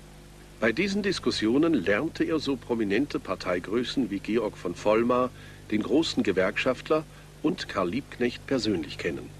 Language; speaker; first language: German; native; German